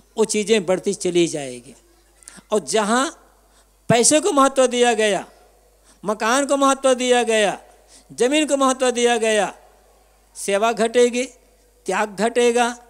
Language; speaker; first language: Hindi; native; Hindi